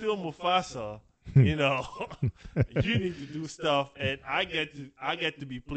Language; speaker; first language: English; non-native, fluent; French